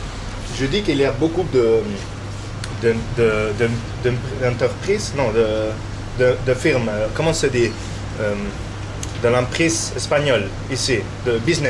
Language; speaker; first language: French; non-native, learner; Spanish